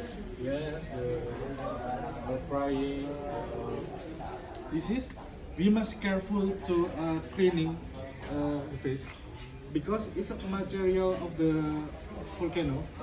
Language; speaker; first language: English; non-native, learner; Indonesian